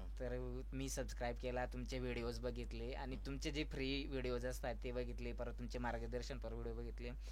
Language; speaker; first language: Marathi; non-native, local second language; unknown